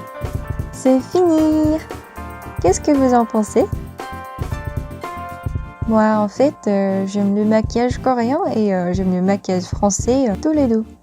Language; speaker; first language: French; non-native, learner; Korean